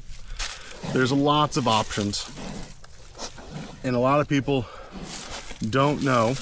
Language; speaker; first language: English; native; English